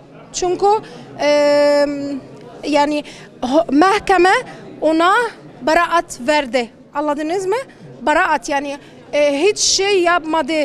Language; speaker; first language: Turkish; non-native, learner; Arabic